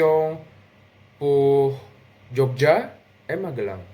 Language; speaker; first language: French; non-native, learner; Indonesian